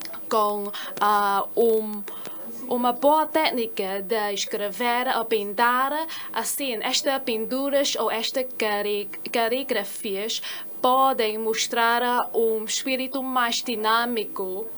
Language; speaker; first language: Portuguese; non-native, fluent; Chinese